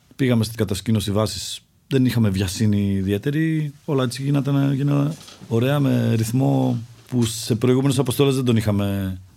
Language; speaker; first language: Greek; early bilingual, other home language; Czech